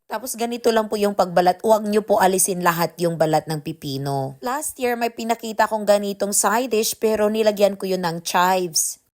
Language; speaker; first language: Filipino; native; Filipino